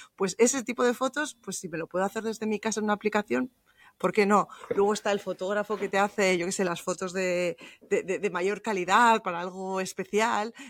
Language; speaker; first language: Spanish; native; Spanish